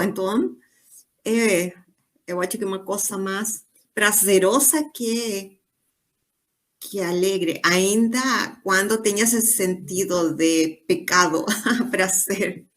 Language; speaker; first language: Portuguese; non-native, fluent; Spanish